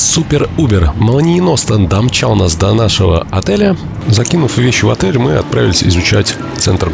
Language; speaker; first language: Russian; native; Russian